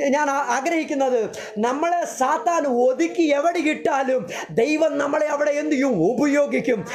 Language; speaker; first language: Malayalam; early bilingual, heritage; Malayalam